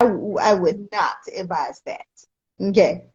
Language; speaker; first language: English; native; English